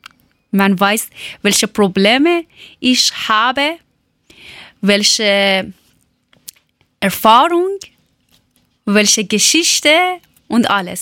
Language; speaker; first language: German; non-native, learner; Persian